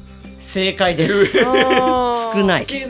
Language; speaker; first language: Japanese; native; Japanese